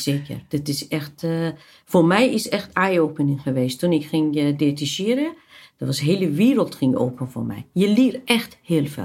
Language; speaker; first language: Dutch; non-native, fluent; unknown